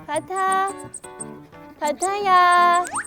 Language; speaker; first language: Korean; non-native, fluent; Chinese